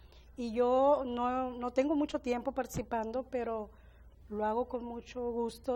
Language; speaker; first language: Spanish; native; Spanish